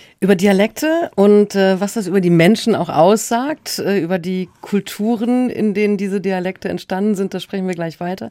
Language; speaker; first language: German; native; German